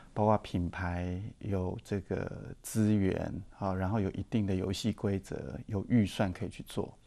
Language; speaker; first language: Chinese; native; Chinese